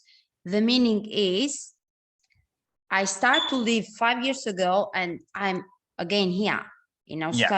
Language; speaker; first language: English; non-native, learner; Spanish